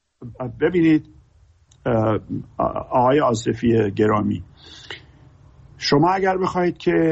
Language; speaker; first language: Persian; native; Persian